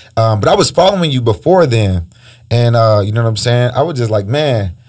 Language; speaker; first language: English; early bilingual, other home language; Spanish